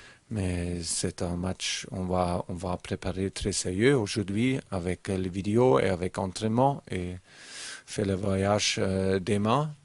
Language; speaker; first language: French; non-native, learner; German